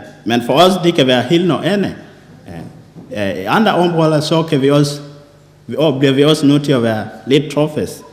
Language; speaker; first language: Danish; non-native, fluent; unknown